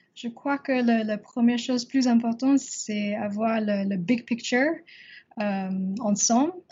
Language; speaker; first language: French; non-native, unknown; English